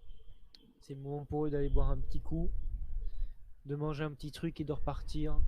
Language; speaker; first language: French; native; French